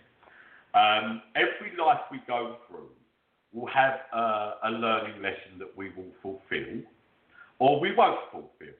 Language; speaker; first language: English; native; English